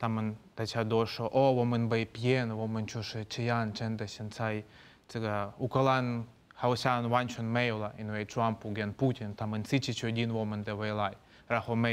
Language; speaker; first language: Chinese; non-native, fluent; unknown